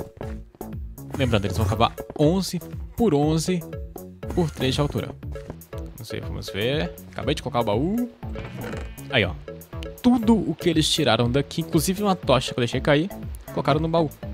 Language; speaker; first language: Portuguese; native; Portuguese